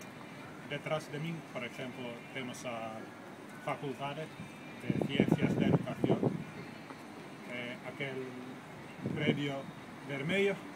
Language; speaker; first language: Galician; non-native, fluent; Finnish